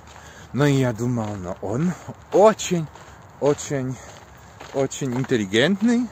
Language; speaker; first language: Russian; non-native, learner; Polish